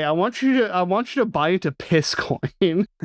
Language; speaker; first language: English; native; English